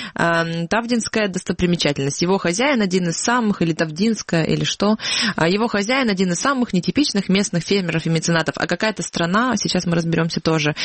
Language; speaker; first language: Russian; native; Russian